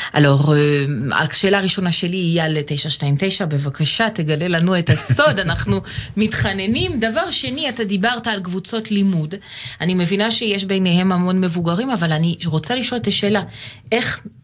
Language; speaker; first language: Hebrew; non-native, fluent; French